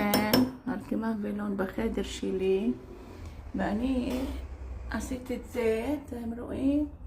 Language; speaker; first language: Hebrew; non-native, learner; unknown